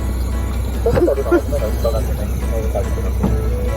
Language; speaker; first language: Japanese; native; Japanese